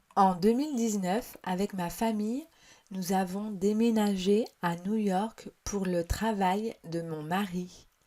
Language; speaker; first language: French; native; French